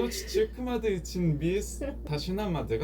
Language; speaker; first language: Turkish; non-native, learner; Korean